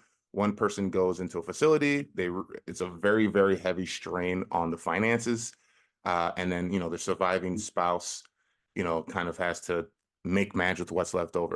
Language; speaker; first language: English; native; English